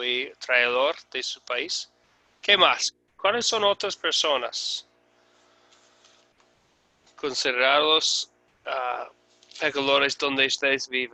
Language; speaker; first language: Spanish; non-native, fluent; English